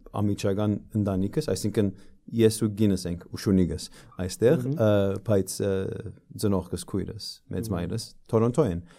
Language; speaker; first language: Armenian; early bilingual, heritage; Armenian